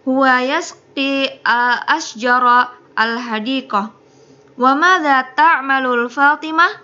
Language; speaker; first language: Arabic; non-native, fluent; Indonesian